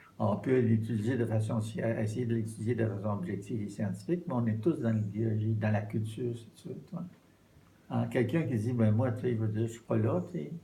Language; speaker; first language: French; native; French